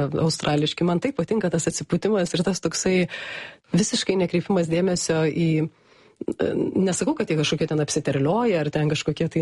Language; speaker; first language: Lithuanian; native; Lithuanian